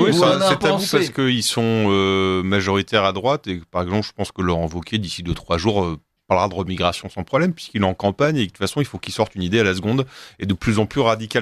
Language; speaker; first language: French; native; French